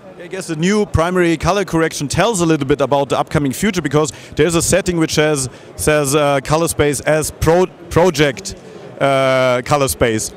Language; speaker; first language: English; non-native, fluent; German